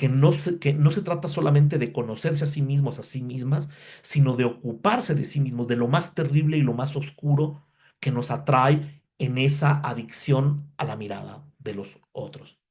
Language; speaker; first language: Spanish; native; Spanish